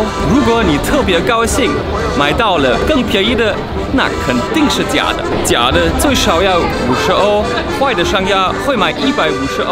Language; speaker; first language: Chinese; non-native, fluent; German